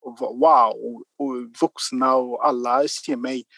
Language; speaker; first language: Swedish; non-native, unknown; Kinyarwanda